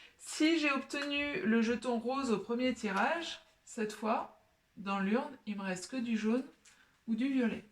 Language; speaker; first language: French; native; French